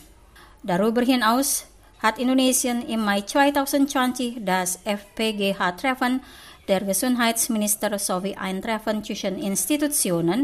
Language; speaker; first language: German; non-native, fluent; Indonesian